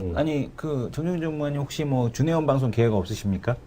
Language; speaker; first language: Korean; native; Korean